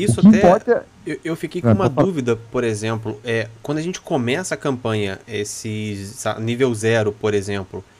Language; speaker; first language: Portuguese; native; Portuguese